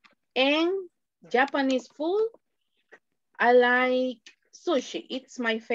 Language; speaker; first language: English; non-native, fluent; Spanish